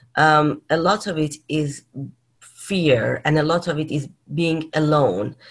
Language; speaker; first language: English; non-native, fluent; Persian